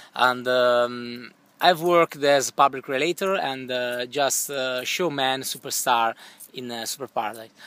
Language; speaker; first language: English; non-native, learner; Italian